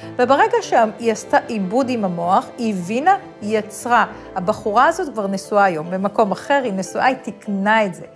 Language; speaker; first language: Hebrew; native; Hebrew